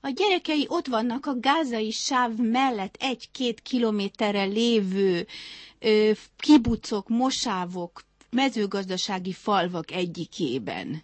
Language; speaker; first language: Hungarian; native; Hungarian